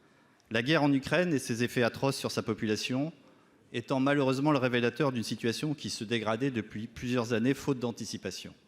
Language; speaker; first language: French; native; French